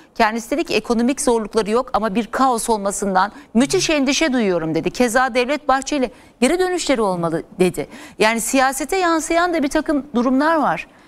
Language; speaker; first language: Turkish; native; Turkish